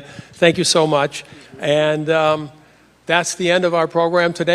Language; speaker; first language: English; native; English